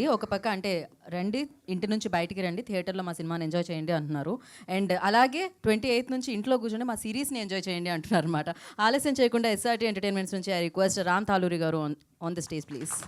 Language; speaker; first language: Telugu; native; Telugu